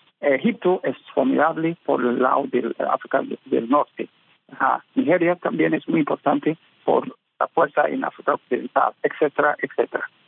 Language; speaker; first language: Spanish; non-native, fluent; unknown